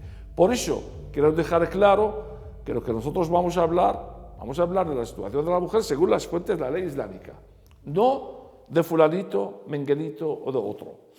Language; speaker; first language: Spanish; non-native, fluent; Arabic